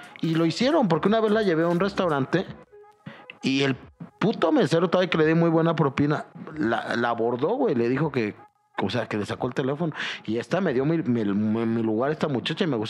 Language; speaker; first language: Spanish; native; Spanish